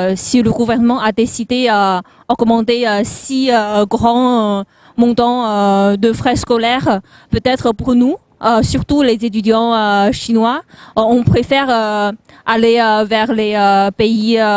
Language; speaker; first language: French; non-native, fluent; Chinese